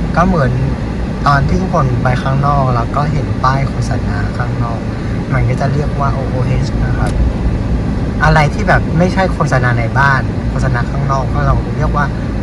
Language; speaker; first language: Thai; non-native, fluent; Vietnamese